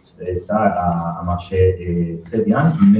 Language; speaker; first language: French; non-native, learner; Spanish